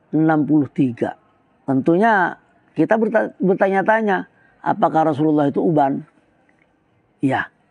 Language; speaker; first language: Indonesian; non-native, local second language; Madurese